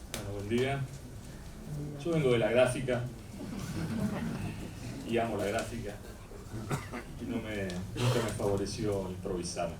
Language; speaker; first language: Spanish; native; Spanish